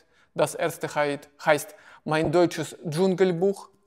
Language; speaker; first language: German; non-native, fluent; Russian